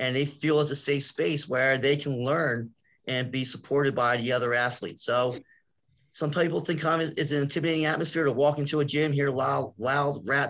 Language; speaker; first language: English; native; English